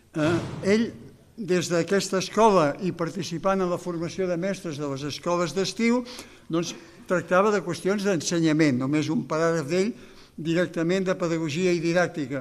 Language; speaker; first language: Catalan; native; Catalan